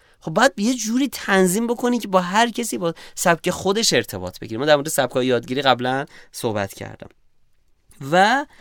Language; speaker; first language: Persian; native; Persian